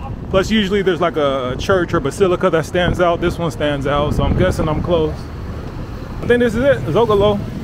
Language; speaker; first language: English; native; English